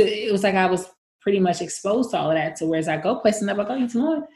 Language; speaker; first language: English; native; English